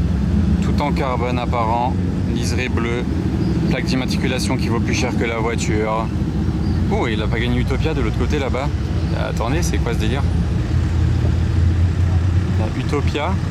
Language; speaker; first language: French; native; French